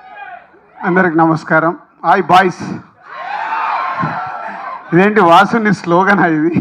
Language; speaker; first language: Telugu; native; Telugu